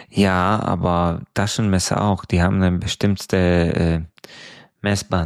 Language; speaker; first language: German; non-native, fluent; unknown